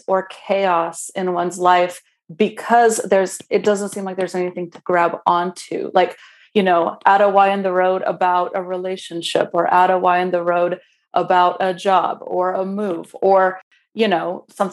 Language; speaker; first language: English; non-native, fluent; Romanian